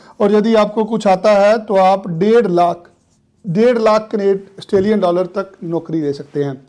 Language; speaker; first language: Hindi; non-native, local second language; Punjabi